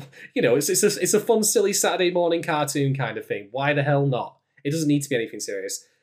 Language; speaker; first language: English; native; English